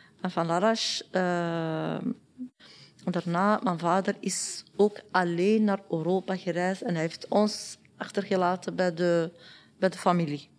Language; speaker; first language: Dutch; non-native, learner; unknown